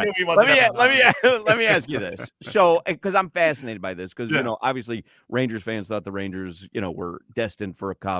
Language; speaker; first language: English; native; English